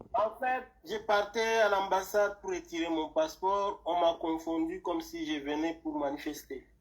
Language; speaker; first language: French; non-native, local second language; Fula